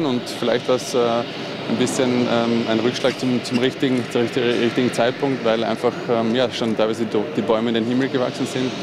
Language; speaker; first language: German; native; German